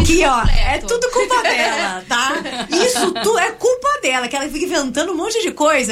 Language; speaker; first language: Portuguese; native; Portuguese